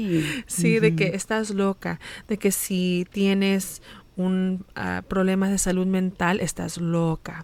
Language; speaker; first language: Spanish; early bilingual, heritage; Spanish